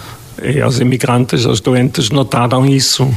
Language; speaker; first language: Portuguese; non-native, fluent; German